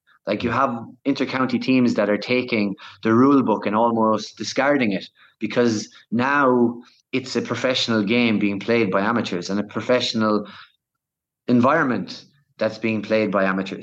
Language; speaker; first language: English; native; English